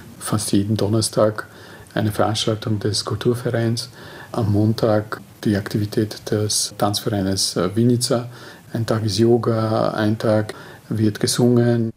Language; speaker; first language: German; non-native, fluent; Slovak